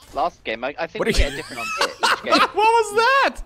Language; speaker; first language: English; native; English